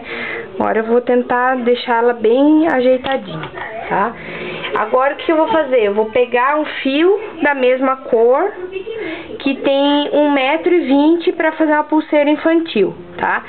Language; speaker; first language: Portuguese; native; Portuguese